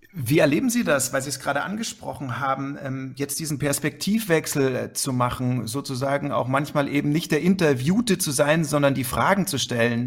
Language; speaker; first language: German; native; German